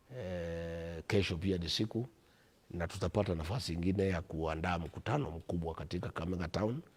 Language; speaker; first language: Swahili; non-native, local second language; Kikuyu